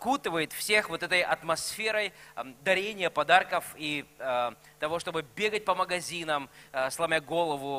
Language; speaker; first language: Russian; native; Russian